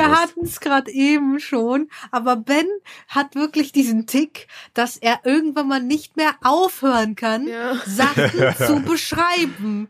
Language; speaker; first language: German; native; German